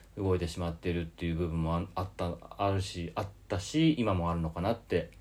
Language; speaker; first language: Japanese; native; Japanese